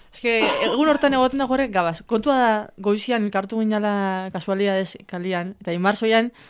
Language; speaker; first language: Basque; native; Basque